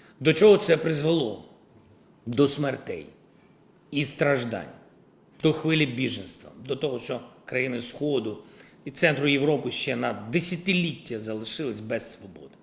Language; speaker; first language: Ukrainian; non-native, local second language; Russian